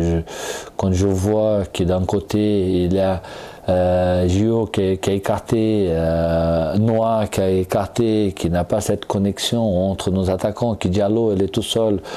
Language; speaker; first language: French; non-native, fluent; Portuguese